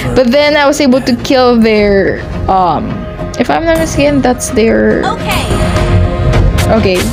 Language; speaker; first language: English; non-native, local second language; Filipino